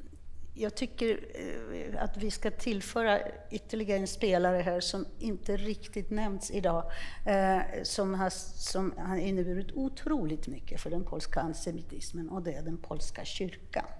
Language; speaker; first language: Swedish; non-native, fluent; Polish